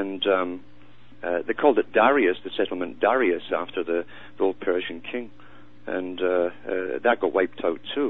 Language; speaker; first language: English; native; English